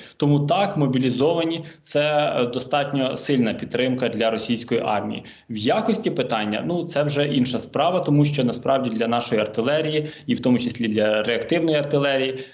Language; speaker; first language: Ukrainian; native; Ukrainian